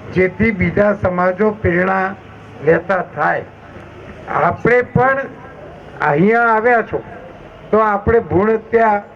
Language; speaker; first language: Gujarati; native; Gujarati